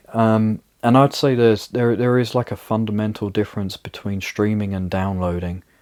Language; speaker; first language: English; native; English